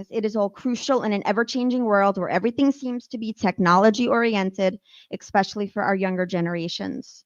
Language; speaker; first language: English; native; English